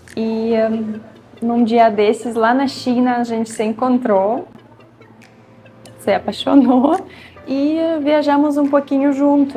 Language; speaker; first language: Portuguese; non-native, fluent; Russian